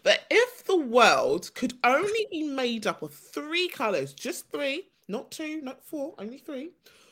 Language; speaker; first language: English; native; English